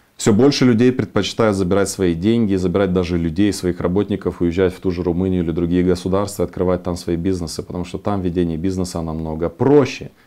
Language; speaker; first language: Russian; non-native, local second language; Romanian